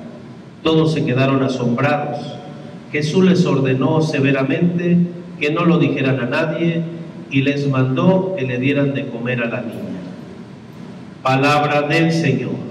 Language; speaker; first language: Spanish; native; Spanish